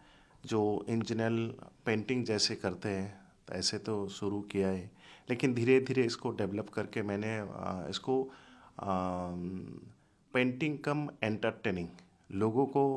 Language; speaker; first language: Hindi; non-native, local second language; Assamese